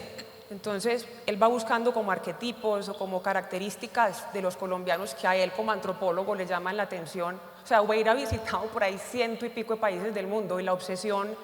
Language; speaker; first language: Spanish; native; Spanish